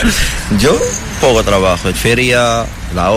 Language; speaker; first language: Spanish; non-native, learner; Arabic